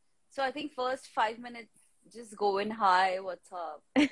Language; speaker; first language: English; non-native, local second language; Marathi